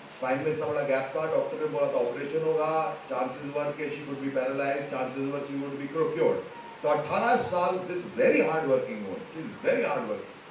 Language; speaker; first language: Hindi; non-native, local second language; Punjabi